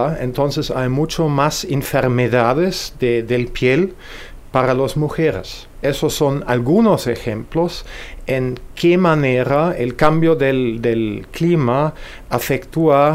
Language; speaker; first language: Spanish; non-native, fluent; German